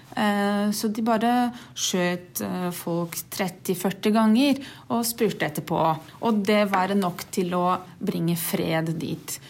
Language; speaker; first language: Norwegian; non-native, fluent; Portuguese